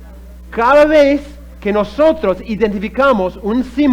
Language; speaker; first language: Spanish; non-native, fluent; English